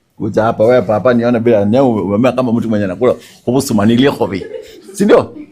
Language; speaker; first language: Swahili; non-native, local second language; Gusii